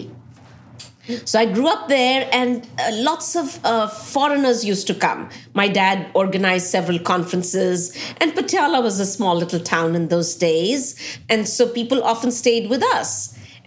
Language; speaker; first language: English; non-native, local second language; Punjabi